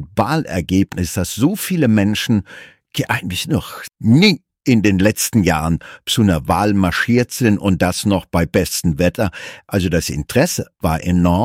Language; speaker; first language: German; native; German